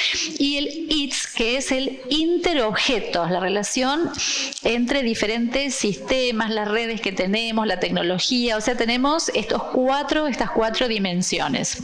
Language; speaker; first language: Spanish; non-native, fluent; Portuguese